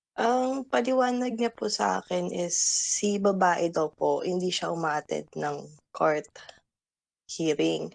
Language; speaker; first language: Filipino; native; Filipino